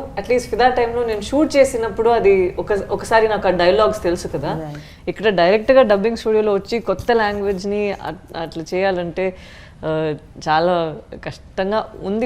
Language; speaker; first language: Telugu; non-native, fluent; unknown